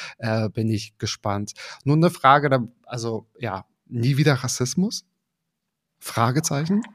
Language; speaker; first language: German; native; German